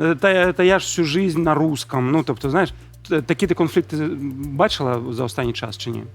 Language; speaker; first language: Ukrainian; non-native, local second language; Russian